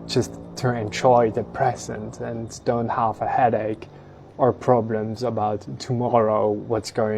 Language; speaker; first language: English; non-native, fluent; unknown